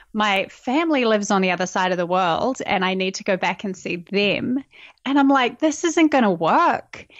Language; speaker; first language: English; native; English